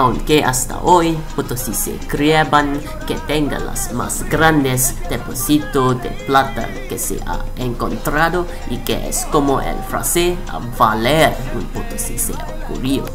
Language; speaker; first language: Spanish; non-native, learner; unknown